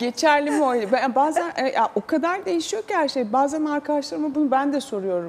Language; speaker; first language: Turkish; native; Turkish